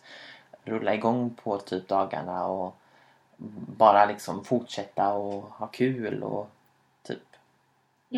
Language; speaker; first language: Swedish; native; Swedish